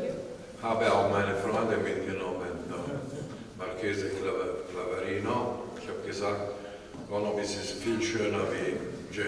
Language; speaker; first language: German; non-native, fluent; Italian